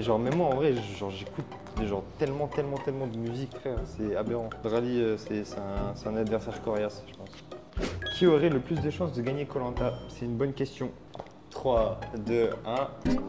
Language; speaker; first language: French; native; French